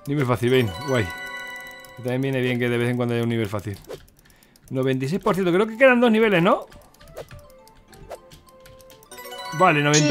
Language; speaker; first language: Spanish; native; Spanish